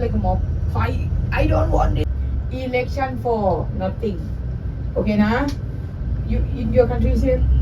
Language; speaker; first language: English; non-native, learner; Thai